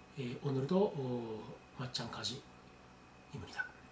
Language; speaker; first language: Korean; non-native, learner; Japanese